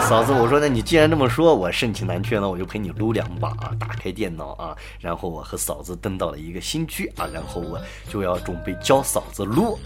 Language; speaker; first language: Chinese; native; Chinese